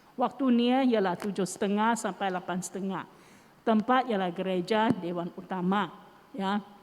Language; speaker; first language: Malay; non-native, local second language; Chinese